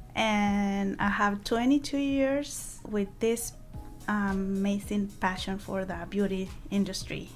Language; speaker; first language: English; non-native, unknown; Spanish